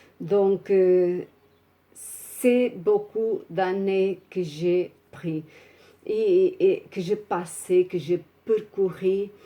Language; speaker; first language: French; non-native, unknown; Portuguese